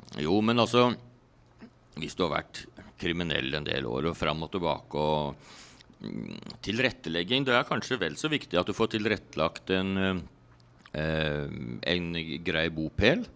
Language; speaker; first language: Norwegian; native; Norwegian